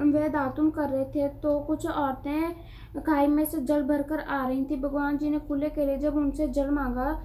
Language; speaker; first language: Hindi; non-native, local second language; Punjabi